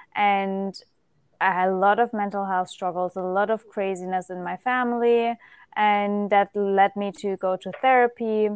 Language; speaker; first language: English; non-native, fluent; German